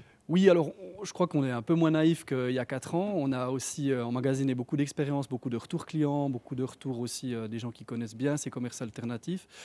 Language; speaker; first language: French; native; French